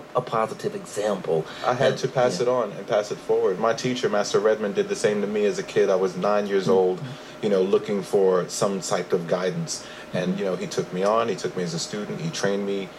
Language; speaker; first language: English; native; English